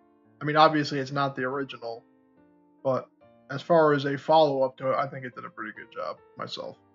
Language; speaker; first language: English; native; English